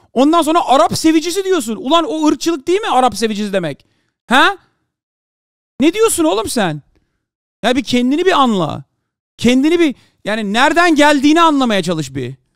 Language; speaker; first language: Turkish; native; Turkish